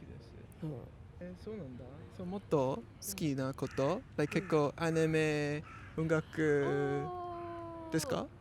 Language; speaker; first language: Japanese; non-native, learner; English